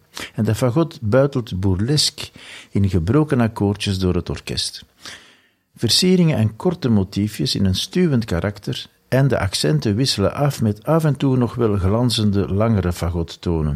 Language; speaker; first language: Dutch; native; Dutch